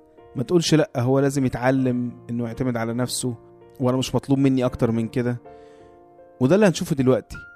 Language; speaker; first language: Arabic; native; Arabic